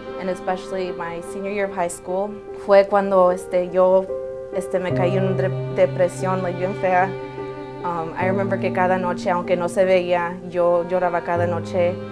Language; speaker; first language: Spanish; early bilingual, heritage; Spanish